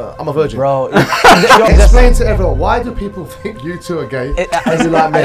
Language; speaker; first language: English; native; English